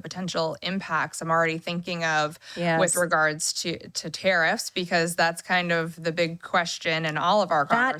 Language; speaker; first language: English; native; English